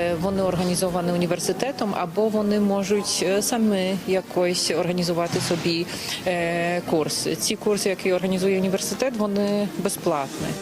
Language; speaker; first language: Ukrainian; non-native, fluent; Polish